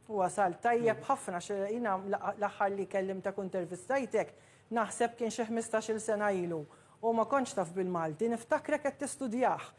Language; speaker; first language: Maltese; native; Maltese